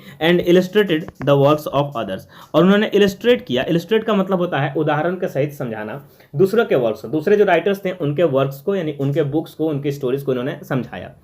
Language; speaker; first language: Hindi; native; Hindi